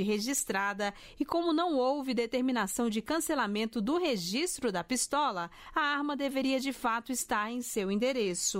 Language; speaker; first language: Portuguese; native; Portuguese